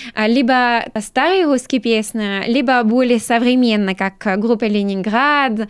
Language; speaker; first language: Russian; non-native, learner; French